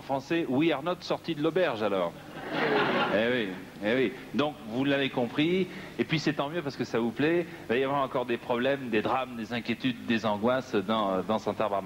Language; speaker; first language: French; native; French